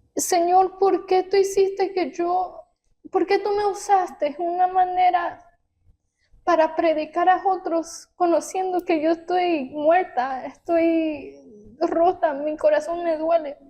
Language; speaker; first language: Spanish; early bilingual, heritage; Spanish